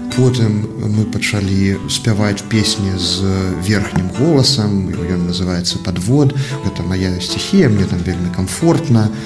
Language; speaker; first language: Belarusian; native; Belarusian